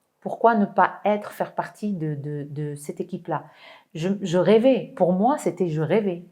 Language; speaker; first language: French; non-native, local second language; Arabic